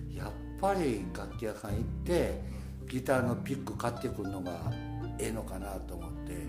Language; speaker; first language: Japanese; native; Japanese